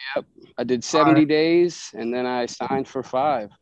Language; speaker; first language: English; native; English